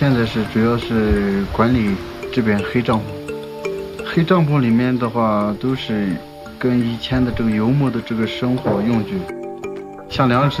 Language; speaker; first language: Chinese; native; Chinese